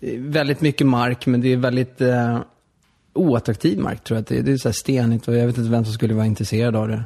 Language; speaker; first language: Swedish; native; Swedish